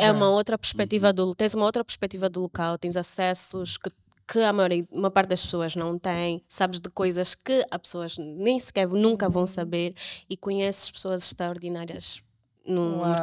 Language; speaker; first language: Portuguese; native; Portuguese